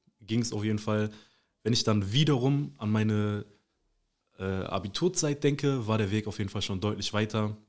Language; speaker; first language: German; native; German